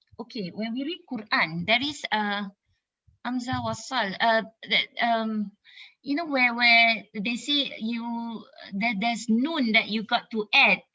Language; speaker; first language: English; non-native, local second language; Malay